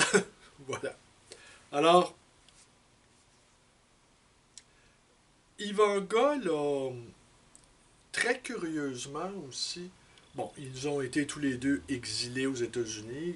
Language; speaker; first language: French; native; French